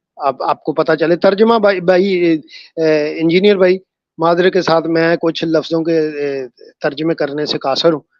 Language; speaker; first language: Urdu; non-native, local second language; Punjabi